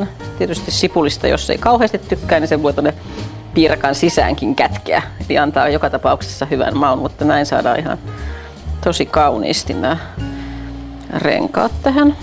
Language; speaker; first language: Finnish; native; Finnish